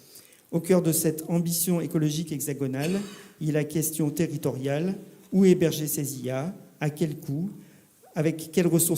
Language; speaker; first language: French; native; French